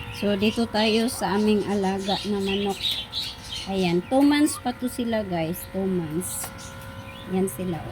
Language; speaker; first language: Filipino; non-native, local second language; Cebuano